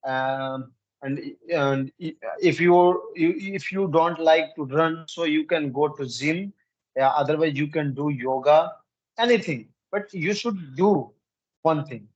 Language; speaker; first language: English; non-native, learner; Hindi